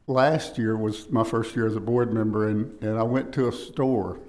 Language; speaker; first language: English; native; English